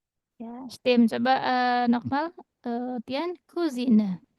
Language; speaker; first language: German; non-native, fluent; Indonesian